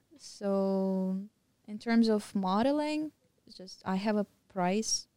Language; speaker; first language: English; non-native, fluent; Russian